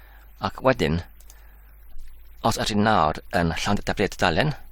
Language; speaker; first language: Welsh; non-native, learner; English